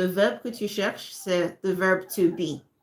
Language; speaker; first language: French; non-native, fluent; English